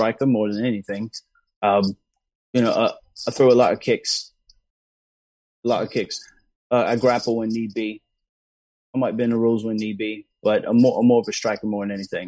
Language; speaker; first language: English; native; English